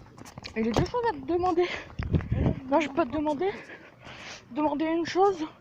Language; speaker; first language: French; native; French